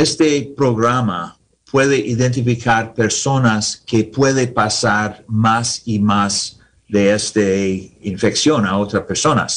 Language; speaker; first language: Spanish; non-native, learner; English